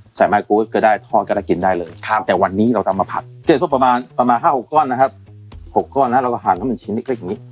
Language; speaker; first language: Thai; non-native, fluent; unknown